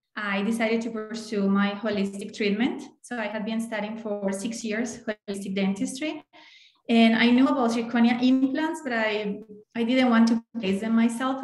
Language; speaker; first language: English; non-native, fluent; Spanish